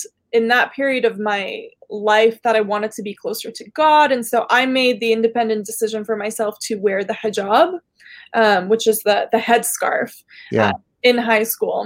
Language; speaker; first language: English; early bilingual, other home language; Arabic